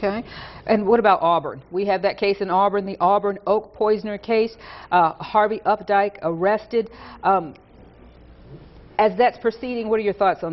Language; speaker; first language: English; native; English